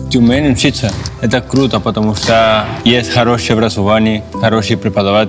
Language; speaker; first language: Russian; non-native, learner; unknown